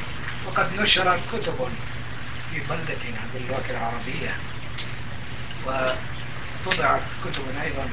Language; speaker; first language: Arabic; non-native, local second language; Turkish